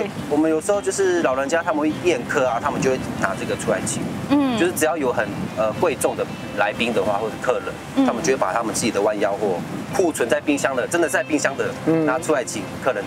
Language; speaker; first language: Chinese; native; Chinese